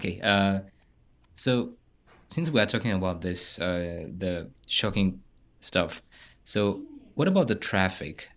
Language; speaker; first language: English; non-native, fluent; Tajik